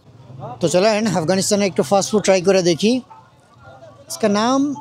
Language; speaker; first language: Hindi; non-native, fluent; Bangla